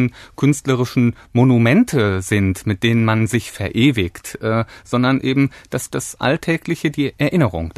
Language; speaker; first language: German; native; German